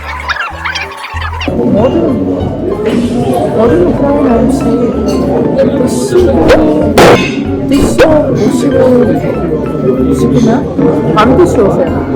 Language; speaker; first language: Korean; non-native, learner; Ukrainian